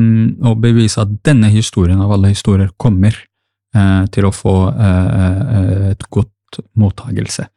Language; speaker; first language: Norwegian; non-native, fluent; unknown